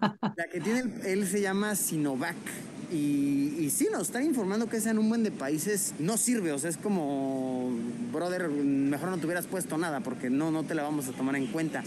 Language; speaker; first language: Spanish; native; Spanish